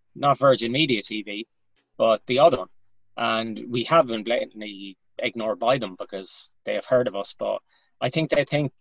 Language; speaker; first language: English; native; English